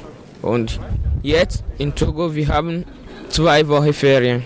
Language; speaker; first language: German; non-native, learner; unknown